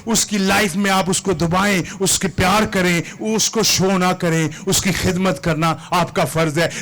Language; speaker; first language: Urdu; non-native, local second language; Punjabi